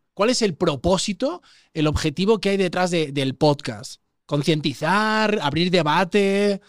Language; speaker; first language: Spanish; native; Spanish